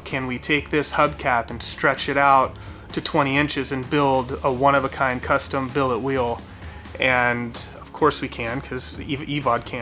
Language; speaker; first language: English; native; English